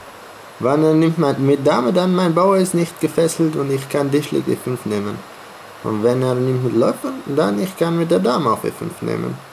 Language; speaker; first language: German; non-native, fluent; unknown